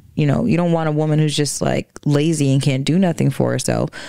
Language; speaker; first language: English; native; English